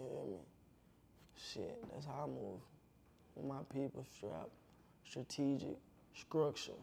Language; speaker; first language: English; native; English